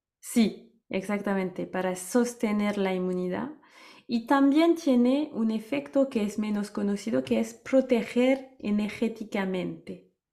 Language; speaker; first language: Spanish; non-native, fluent; French